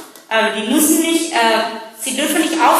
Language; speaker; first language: German; non-native, learner; Indonesian